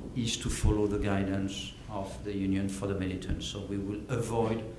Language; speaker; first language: English; non-native, fluent; French